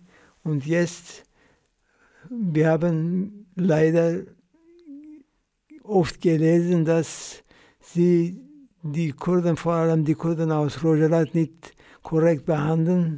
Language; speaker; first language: German; non-native, fluent; Kurdish